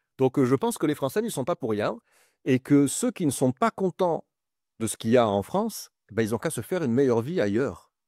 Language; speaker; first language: French; native; French